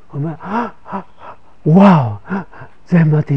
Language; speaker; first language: Hebrew; non-native, fluent; English